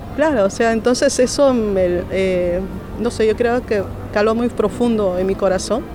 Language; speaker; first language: Spanish; native; Spanish